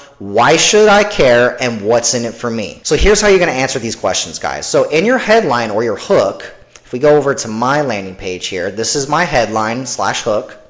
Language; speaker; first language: English; native; English